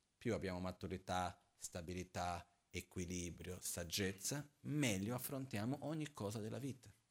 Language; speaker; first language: Italian; non-native, fluent; Portuguese